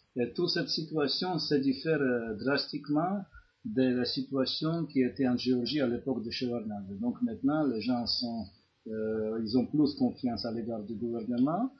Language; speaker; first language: French; non-native, fluent; Georgian